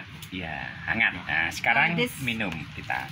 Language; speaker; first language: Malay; non-native, local second language; Javanese